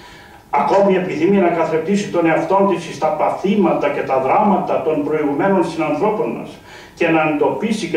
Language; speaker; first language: Greek; native; Greek